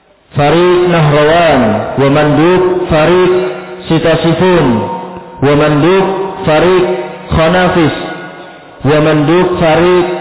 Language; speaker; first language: Arabic; non-native, fluent; Indonesian